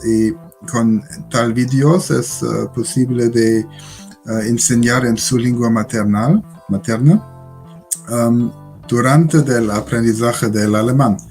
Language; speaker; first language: Spanish; non-native, learner; German